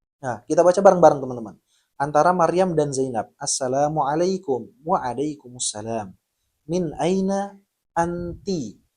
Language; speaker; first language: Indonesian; native; Indonesian